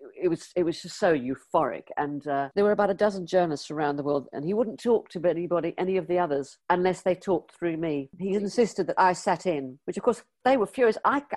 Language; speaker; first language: English; native; English